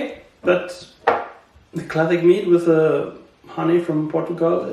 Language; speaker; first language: English; non-native, learner; German